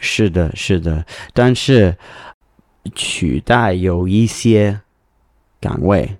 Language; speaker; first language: Chinese; non-native, learner; English